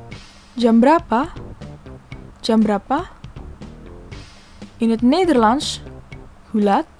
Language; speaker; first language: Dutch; non-native, learner; Indonesian